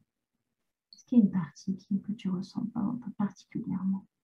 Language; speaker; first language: French; native; French